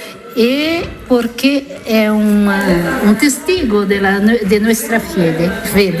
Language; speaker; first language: Spanish; non-native, learner; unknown